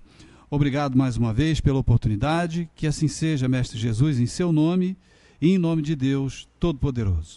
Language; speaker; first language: Portuguese; native; Portuguese